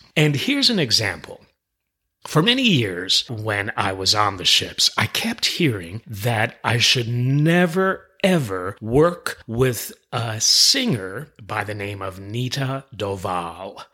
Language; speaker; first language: English; native; English